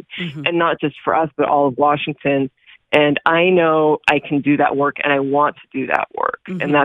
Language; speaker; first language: English; early bilingual, other home language; Hebrew